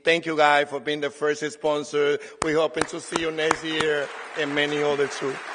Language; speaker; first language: English; non-native, fluent; Spanish